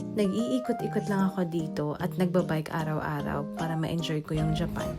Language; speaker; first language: Filipino; non-native, local second language; Cebuano